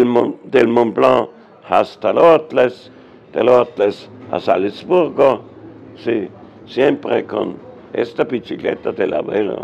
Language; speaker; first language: Spanish; non-native, learner; German